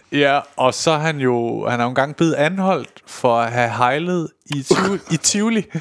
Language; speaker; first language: Danish; early bilingual, other home language; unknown